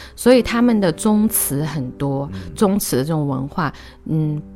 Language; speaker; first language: Chinese; native; Chinese